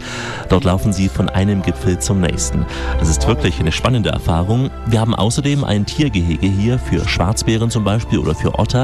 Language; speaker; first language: German; native; German